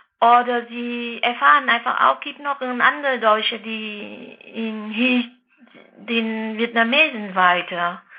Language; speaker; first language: German; non-native, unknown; Vietnamese